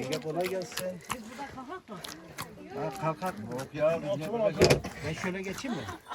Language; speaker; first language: Turkish; native; Turkish